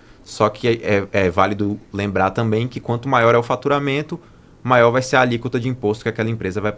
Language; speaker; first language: Portuguese; native; Portuguese